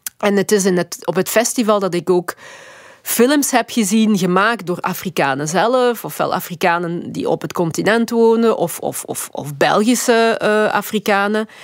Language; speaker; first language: Dutch; early bilingual, other home language; Lingala